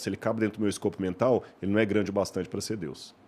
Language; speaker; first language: Portuguese; native; Portuguese